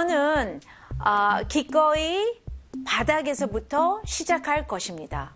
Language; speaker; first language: Korean; early bilingual, heritage; Korean